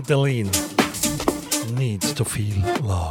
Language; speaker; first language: English; non-native, fluent; German